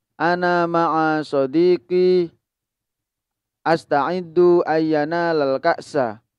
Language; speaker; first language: Arabic; non-native, learner; Indonesian